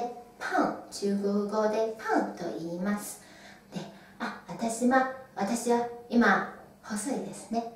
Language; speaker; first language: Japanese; non-native, fluent; Chinese